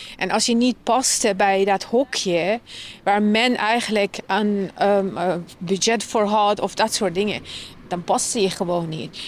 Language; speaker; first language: Dutch; non-native, fluent; Persian